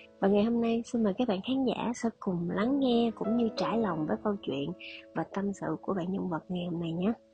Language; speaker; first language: Vietnamese; native; Vietnamese